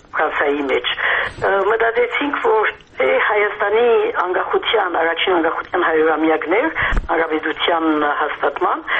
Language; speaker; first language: Armenian; early bilingual, heritage; Armenian